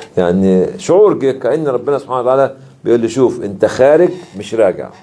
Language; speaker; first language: Arabic; native; Arabic